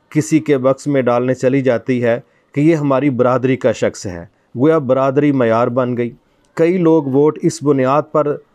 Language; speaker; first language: Urdu; non-native, local second language; Punjabi